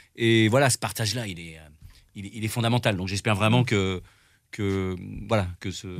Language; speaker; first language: French; native; French